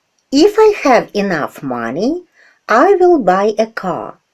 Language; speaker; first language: English; non-native, fluent; Ukrainian